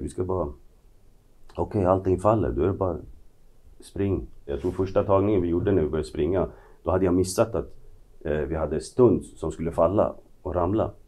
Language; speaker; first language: Swedish; early bilingual, other home language; Kurdish